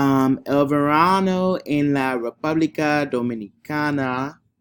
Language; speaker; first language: Spanish; non-native, learner; English